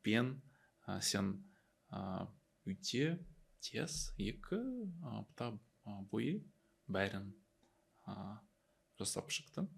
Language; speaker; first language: Kazakh; non-native, learner; Russian